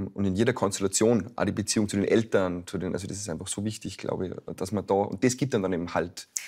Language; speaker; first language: German; native; German